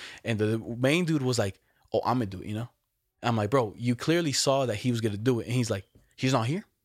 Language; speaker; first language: English; native; English